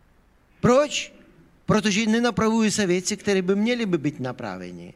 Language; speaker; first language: Czech; non-native, fluent; Ukrainian